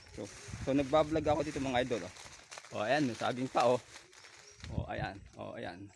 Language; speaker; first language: Filipino; native; Filipino